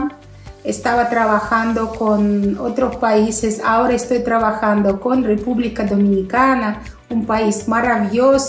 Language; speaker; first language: Spanish; non-native, fluent; Russian